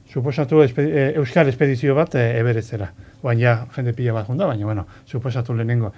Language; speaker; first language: Basque; non-native, local second language; Spanish